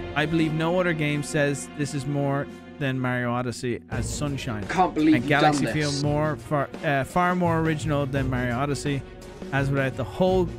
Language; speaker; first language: English; native; English